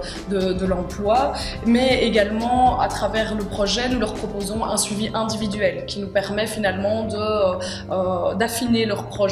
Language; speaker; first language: French; native; French